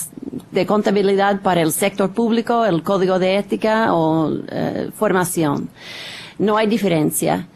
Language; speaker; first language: Spanish; non-native, fluent; English